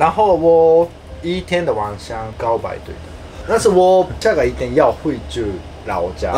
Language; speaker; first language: Chinese; non-native, fluent; Japanese